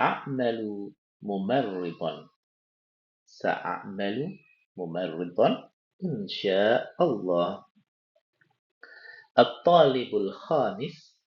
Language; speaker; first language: Arabic; non-native, fluent; Indonesian